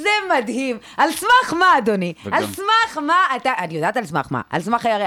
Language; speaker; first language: Hebrew; native; Hebrew